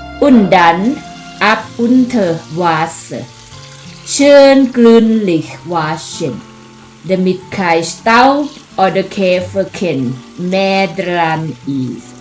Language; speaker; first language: German; non-native, fluent; Thai